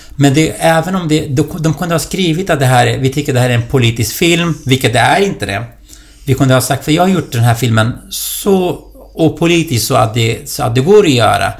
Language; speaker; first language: Swedish; non-native, fluent; Kurdish